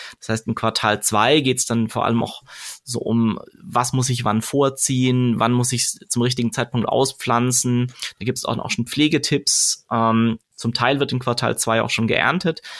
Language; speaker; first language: German; native; German